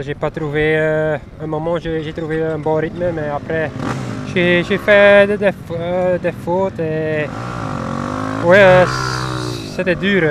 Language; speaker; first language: French; non-native, local second language; Dutch